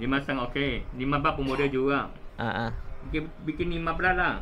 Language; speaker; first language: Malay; non-native, local second language; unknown